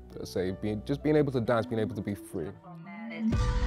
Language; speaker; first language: English; native; English